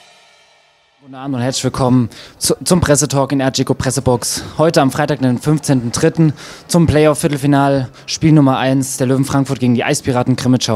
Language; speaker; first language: German; native; German